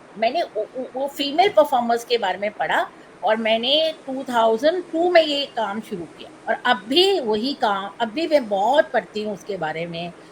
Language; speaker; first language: Hindi; non-native, local second language; Tamil